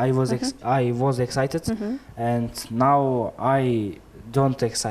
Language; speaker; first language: English; non-native, learner; Kyrgyz